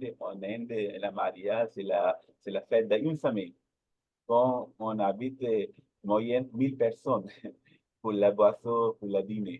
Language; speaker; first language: French; non-native, learner; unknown